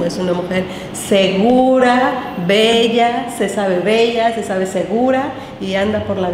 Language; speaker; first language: Spanish; native; Spanish